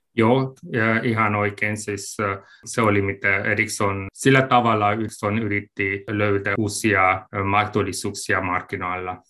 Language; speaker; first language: Finnish; non-native, fluent; Hungarian